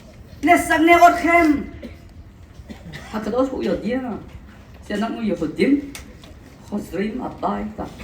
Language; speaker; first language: Hebrew; non-native, fluent; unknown